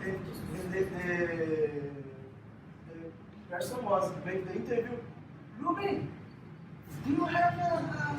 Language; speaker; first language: English; non-native, fluent; Portuguese